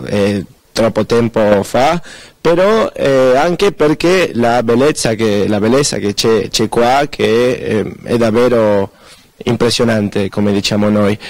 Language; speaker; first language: Italian; early bilingual, heritage; Spanish